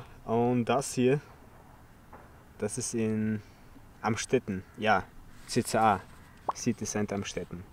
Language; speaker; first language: German; early bilingual, other home language; Chechen